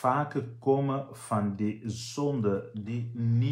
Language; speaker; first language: Dutch; non-native, fluent; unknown